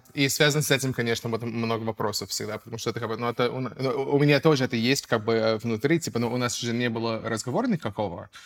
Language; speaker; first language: Russian; non-native, fluent; English